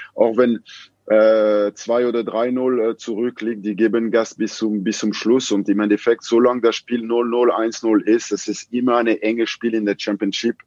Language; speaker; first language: German; non-native, fluent; French